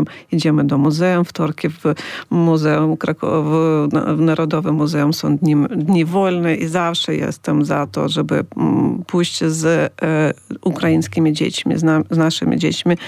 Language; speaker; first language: Polish; non-native, fluent; Ukrainian